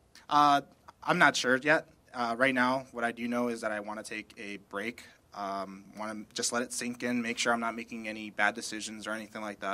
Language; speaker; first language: English; early bilingual, other home language; Spanish